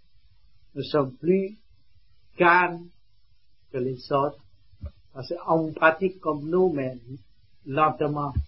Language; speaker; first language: French; non-native, learner; Vietnamese